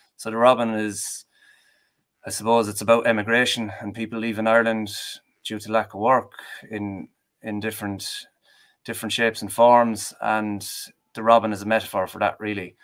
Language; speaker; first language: English; native; English